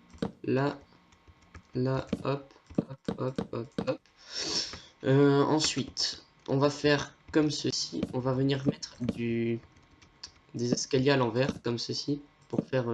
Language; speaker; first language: French; native; French